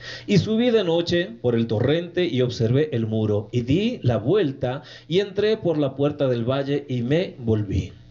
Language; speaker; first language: Spanish; native; Spanish